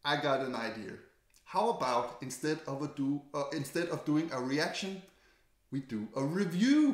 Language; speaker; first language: English; non-native, fluent; Danish